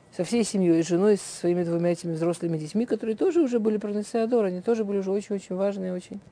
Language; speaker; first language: Russian; early bilingual, heritage; Russian